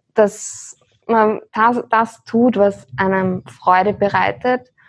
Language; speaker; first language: German; native; German